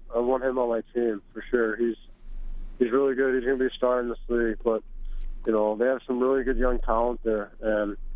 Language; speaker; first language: English; native; English